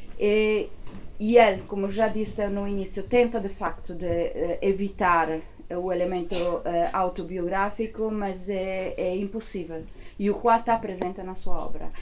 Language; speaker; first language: Portuguese; non-native, fluent; Italian